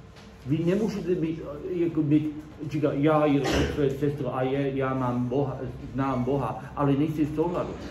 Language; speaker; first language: Czech; non-native, learner; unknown